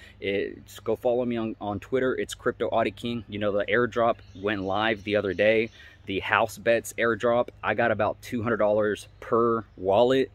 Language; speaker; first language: English; native; English